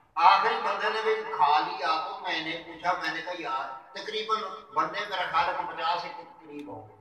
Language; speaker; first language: Urdu; non-native, local second language; Punjabi